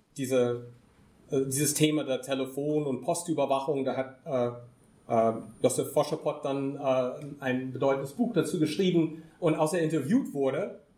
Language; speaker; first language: German; non-native, fluent; English